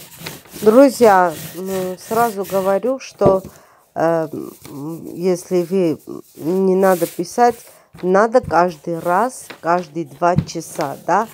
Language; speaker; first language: Russian; non-native, fluent; Armenian